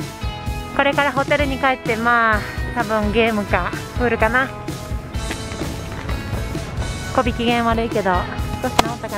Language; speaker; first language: Japanese; native; Japanese